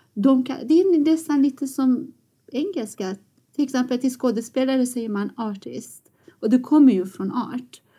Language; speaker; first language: Swedish; early bilingual, other home language; Persian